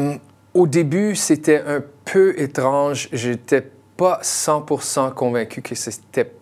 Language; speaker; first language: French; non-native, local second language; English